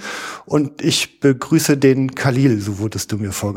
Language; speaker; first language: German; native; German